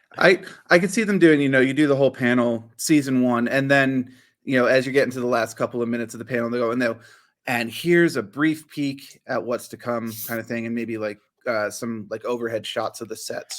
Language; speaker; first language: English; native; English